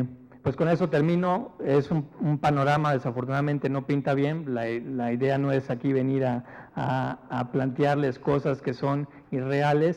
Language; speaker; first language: Spanish; native; Spanish